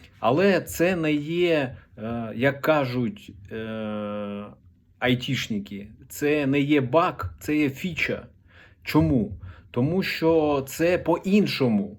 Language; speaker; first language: Ukrainian; non-native, local second language; Russian